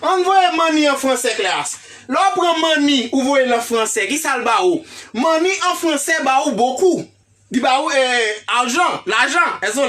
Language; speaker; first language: French; non-native, local second language; Haitian Creole